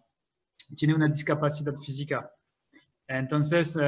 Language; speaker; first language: Spanish; non-native, fluent; French